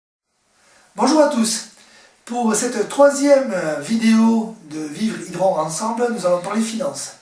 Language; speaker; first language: French; native; French